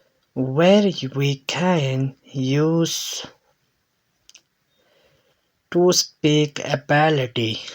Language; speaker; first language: English; non-native, learner; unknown